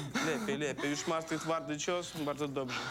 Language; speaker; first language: Polish; non-native, learner; Russian